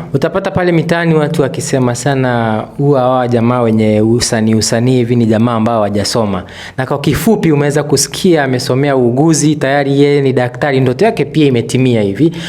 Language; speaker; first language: Swahili; native; Swahili